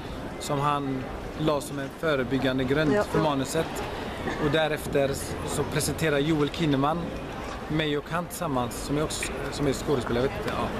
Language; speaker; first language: Swedish; early bilingual, other home language; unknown